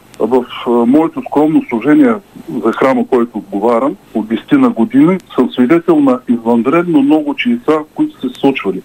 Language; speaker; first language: Bulgarian; native; Bulgarian